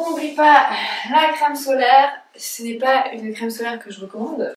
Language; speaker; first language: French; native; French